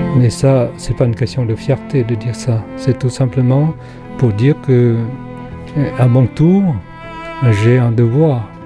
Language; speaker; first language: French; non-native, fluent; Khmer